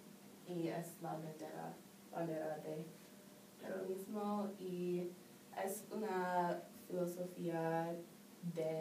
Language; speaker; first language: Spanish; non-native, learner; English